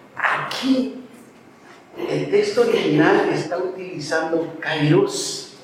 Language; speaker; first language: Spanish; native; Spanish